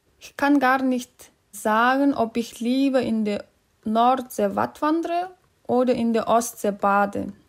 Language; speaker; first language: German; non-native, fluent; Mongolian